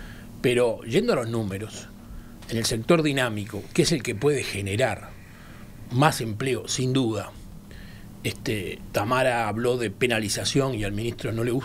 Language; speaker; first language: Spanish; native; Spanish